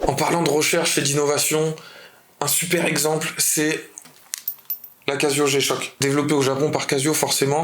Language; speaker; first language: French; native; French